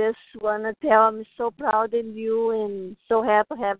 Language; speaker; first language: English; non-native, learner; Portuguese